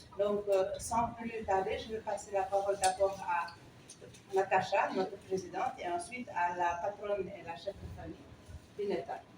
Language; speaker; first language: French; non-native, local second language; Wolof